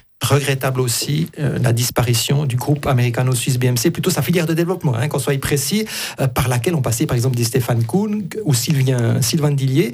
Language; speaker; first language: French; native; French